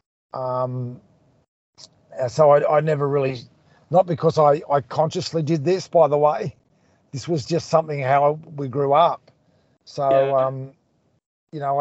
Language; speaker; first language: English; native; English